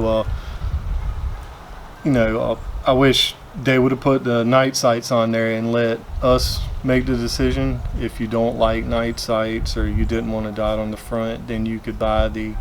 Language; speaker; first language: English; native; English